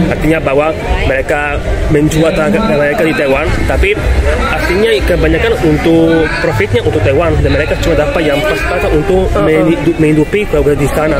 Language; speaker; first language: Indonesian; non-native, fluent; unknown